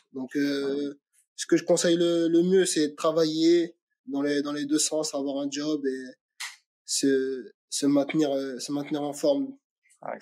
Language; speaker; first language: French; native; French